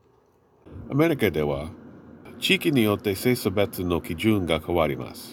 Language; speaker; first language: Japanese; non-native, learner; English